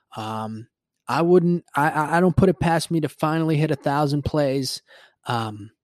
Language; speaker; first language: English; early bilingual, other home language; Spanish